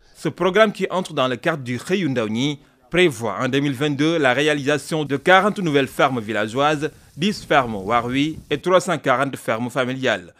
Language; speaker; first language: French; non-native, local second language; Wolof